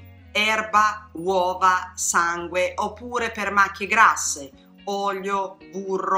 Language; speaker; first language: Italian; native; Italian